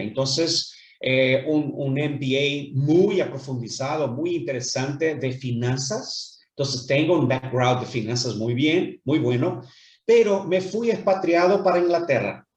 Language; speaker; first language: Spanish; non-native, fluent; Portuguese